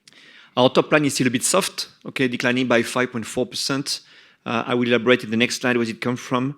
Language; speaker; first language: English; non-native, fluent; French